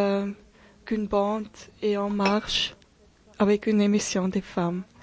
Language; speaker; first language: French; non-native, local second language; German